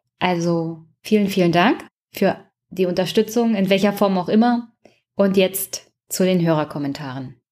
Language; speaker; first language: German; native; German